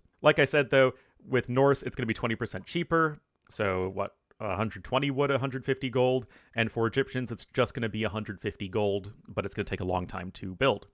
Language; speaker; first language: English; native; English